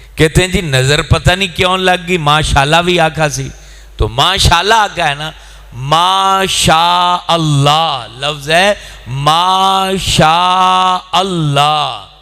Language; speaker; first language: Urdu; non-native, local second language; Punjabi